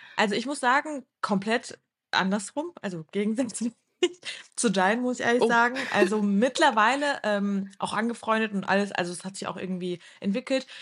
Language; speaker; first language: German; early bilingual, other home language; Turkish